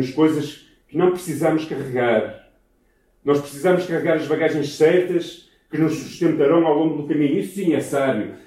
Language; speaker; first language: Portuguese; native; Portuguese